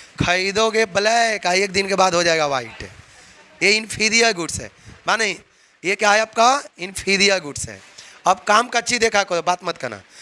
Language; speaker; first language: Hindi; native; Hindi